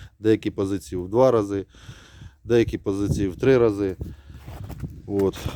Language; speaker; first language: Ukrainian; native; Ukrainian